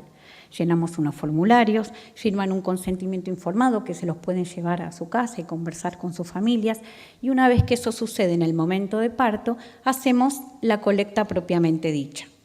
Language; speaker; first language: Spanish; native; Spanish